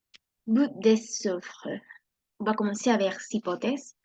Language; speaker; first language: French; non-native, learner; Spanish